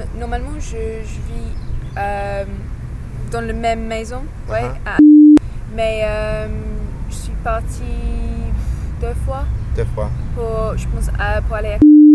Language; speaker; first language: French; non-native, learner; English